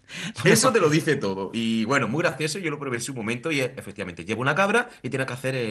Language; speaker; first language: Spanish; native; Spanish